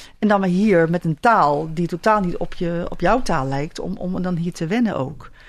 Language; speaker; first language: Dutch; native; Dutch